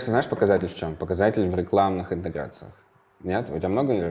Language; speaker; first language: Russian; native; Russian